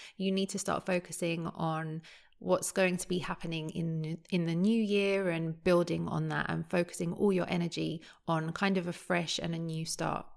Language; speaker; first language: English; native; English